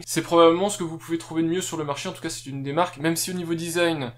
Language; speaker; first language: French; native; French